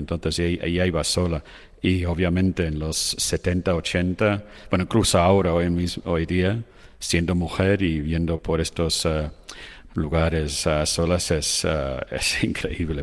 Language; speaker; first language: Spanish; non-native, fluent; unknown